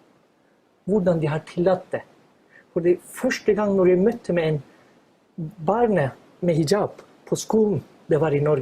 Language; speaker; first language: Norwegian; non-native, fluent; Turkish